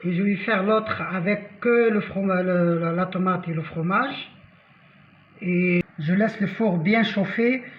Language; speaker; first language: French; non-native, local second language; Arabic